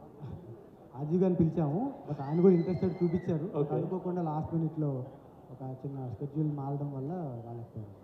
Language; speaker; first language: Telugu; native; Telugu